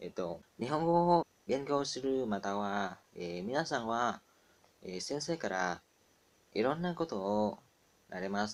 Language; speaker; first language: Japanese; non-native, learner; Vietnamese